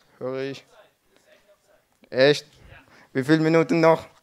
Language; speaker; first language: German; non-native, learner; Persian